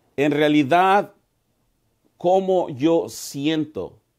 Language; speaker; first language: Spanish; native; Spanish